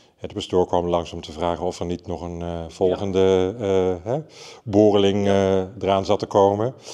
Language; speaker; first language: Dutch; native; Dutch